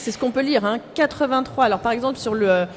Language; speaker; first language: French; native; French